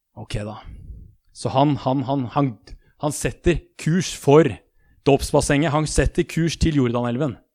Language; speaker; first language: Norwegian; native; Norwegian